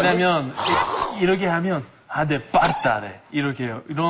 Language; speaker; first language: Korean; non-native, fluent; Greek